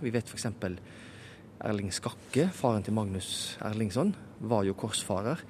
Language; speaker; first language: Norwegian; native; Norwegian